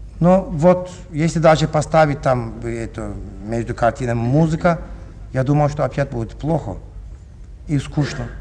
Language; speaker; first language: Russian; non-native, learner; Turkish